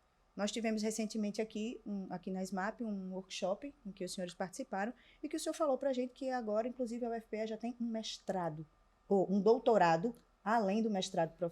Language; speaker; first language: Portuguese; native; Portuguese